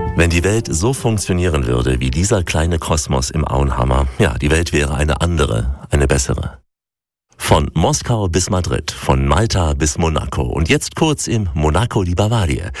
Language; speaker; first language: German; native; German